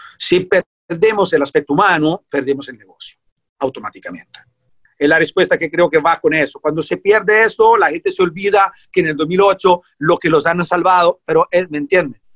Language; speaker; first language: Spanish; non-native, fluent; Italian